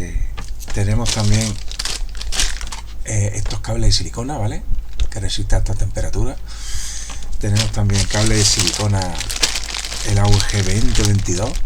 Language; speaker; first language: Spanish; native; Spanish